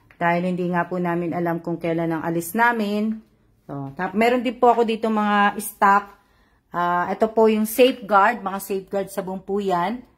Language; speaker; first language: Filipino; native; Filipino